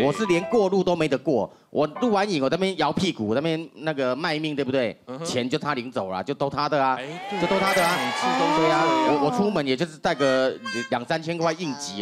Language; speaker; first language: Chinese; native; Chinese